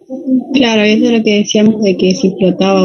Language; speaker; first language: Spanish; native; Spanish